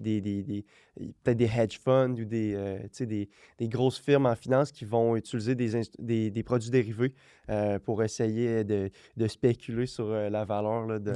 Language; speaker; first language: French; native; French